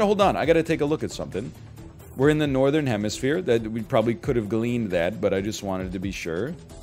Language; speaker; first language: English; native; English